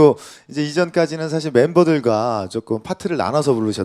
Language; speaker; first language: Korean; native; Korean